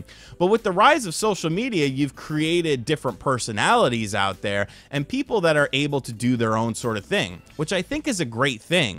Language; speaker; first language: English; native; English